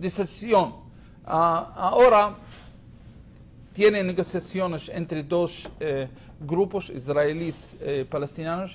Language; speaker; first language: Spanish; non-native, learner; Hebrew